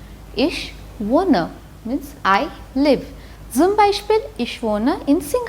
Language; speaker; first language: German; non-native, fluent; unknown